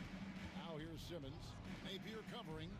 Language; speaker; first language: English; native; English